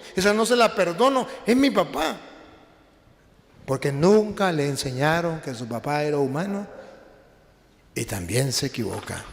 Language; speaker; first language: Spanish; native; Spanish